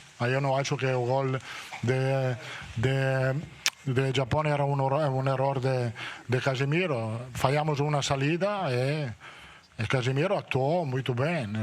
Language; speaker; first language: Portuguese; non-native, learner; Italian